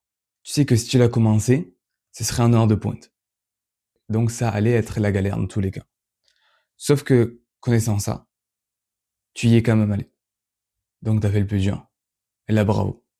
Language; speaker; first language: French; native; French